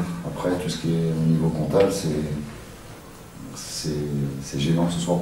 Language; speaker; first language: French; native; French